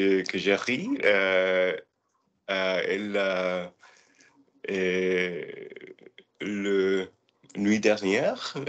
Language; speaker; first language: French; non-native, learner; English